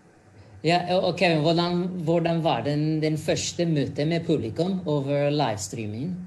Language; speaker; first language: Norwegian; non-native, fluent; English